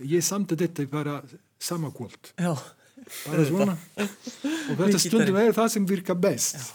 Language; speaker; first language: Icelandic; non-native, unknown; Italian